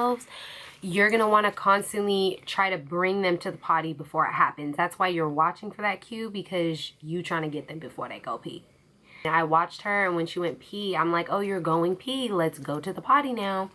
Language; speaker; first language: English; native; English